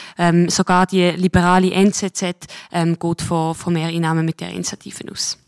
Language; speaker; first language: German; native; German